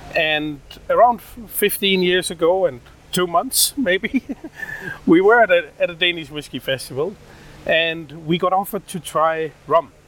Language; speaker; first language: English; non-native, fluent; Danish